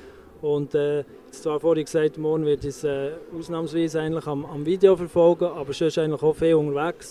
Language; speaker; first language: German; native; German